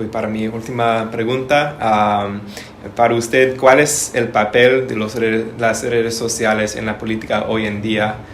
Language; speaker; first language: Spanish; non-native, learner; English